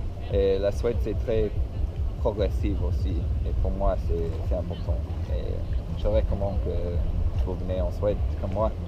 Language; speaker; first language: French; non-native, fluent; English